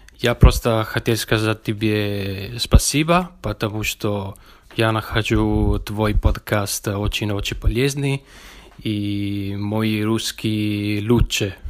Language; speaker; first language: Russian; non-native, learner; Italian